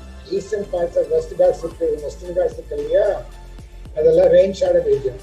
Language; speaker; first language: English; non-native, local second language; Tamil